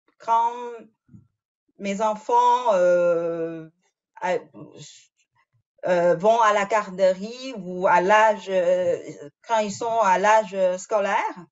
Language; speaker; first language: French; non-native, fluent; Chinese